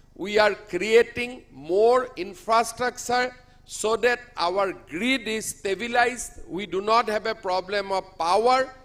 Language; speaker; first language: English; non-native, local second language; Assamese